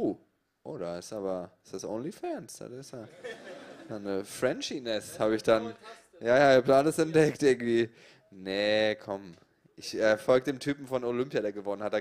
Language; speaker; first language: German; native; German